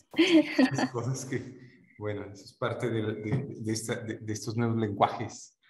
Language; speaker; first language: Spanish; non-native, local second language; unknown